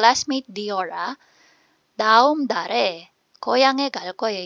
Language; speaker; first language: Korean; non-native, fluent; Filipino